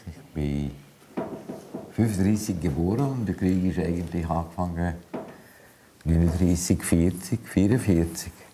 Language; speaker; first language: German; non-native, fluent; Hungarian